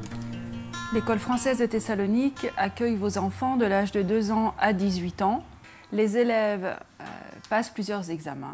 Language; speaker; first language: French; non-native, fluent; Greek